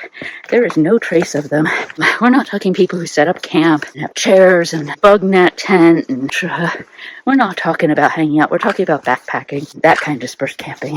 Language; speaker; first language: English; native; English